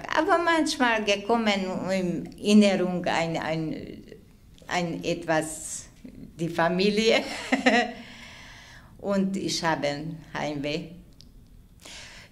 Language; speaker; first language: German; non-native, learner; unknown